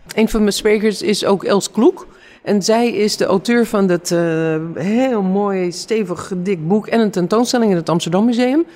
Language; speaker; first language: Dutch; non-native, fluent; English